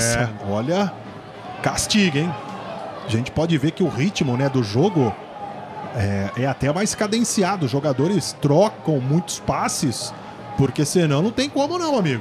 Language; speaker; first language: Portuguese; native; Portuguese